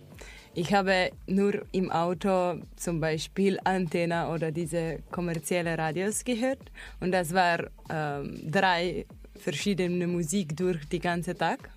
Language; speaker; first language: German; non-native, learner; Slovenian